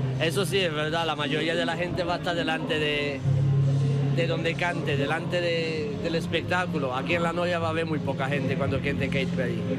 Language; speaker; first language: Spanish; non-native, fluent; Romanian